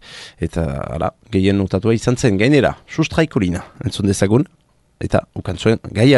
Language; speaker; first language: Basque; native; Basque